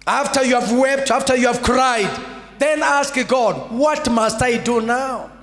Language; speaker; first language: English; non-native, local second language; Swahili